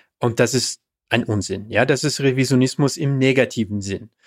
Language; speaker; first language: German; non-native, fluent; English